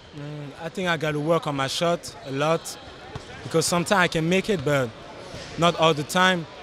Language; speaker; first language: English; non-native, fluent; French